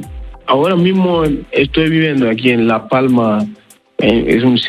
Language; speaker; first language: Spanish; non-native, learner; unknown